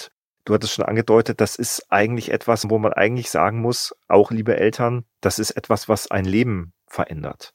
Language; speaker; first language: German; native; German